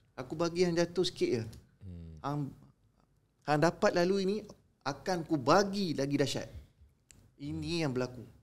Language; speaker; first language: Malay; native; Malay